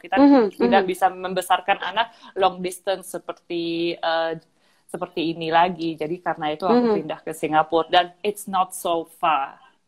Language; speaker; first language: Indonesian; early bilingual, heritage; Indonesian